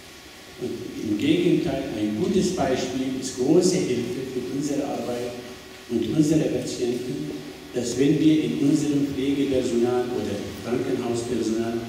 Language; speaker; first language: German; non-native, fluent; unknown